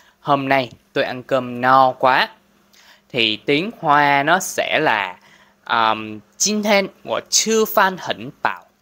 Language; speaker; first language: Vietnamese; non-native, local second language; Cantonese